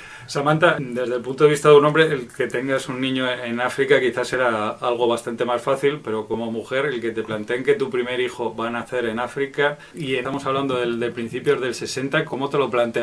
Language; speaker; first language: Spanish; native; Spanish